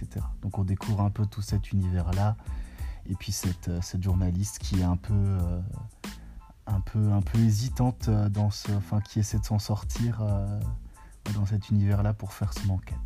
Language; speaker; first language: French; native; French